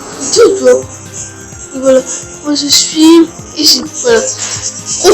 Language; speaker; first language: French; early bilingual, other home language; Romanian